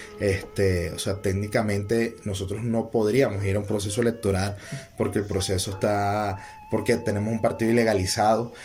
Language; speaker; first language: Spanish; native; Spanish